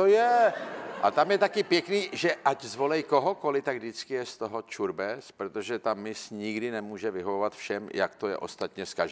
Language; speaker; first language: Czech; native; Czech